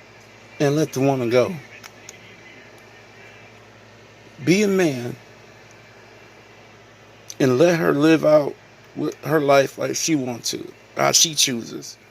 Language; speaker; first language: English; native; English